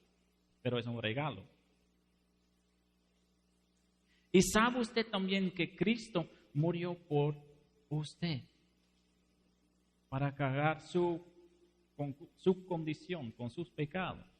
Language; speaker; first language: Spanish; non-native, fluent; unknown